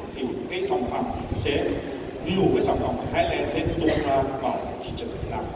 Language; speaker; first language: Vietnamese; non-native, fluent; Chinese